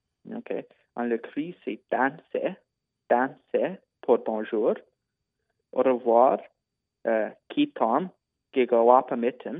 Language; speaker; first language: French; non-native, local second language; English